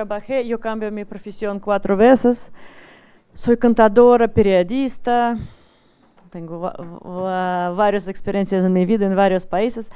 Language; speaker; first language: Spanish; non-native, learner; Russian